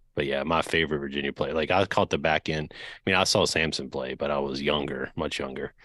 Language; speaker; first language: English; native; English